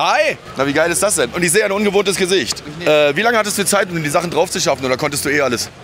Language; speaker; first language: German; native; German